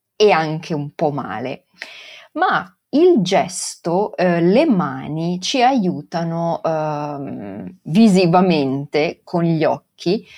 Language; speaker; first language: Italian; non-native, local second language; Venetian